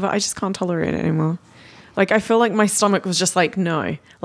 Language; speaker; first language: English; native; English